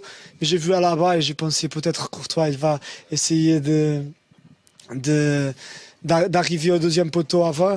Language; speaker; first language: French; non-native, fluent; Portuguese